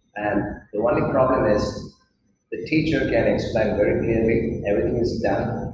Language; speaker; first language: English; non-native, local second language; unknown